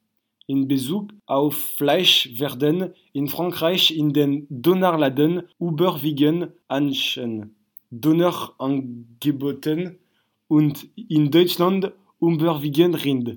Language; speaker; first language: German; non-native, learner; French